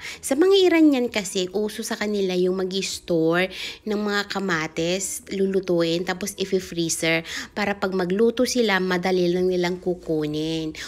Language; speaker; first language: Filipino; non-native, local second language; Iloko